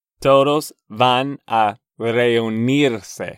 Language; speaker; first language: Spanish; non-native, learner; English